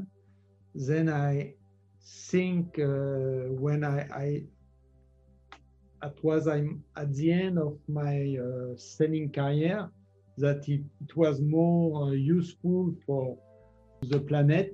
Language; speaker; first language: English; non-native, learner; French